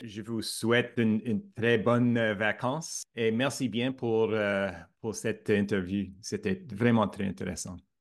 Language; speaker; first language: French; non-native, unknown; English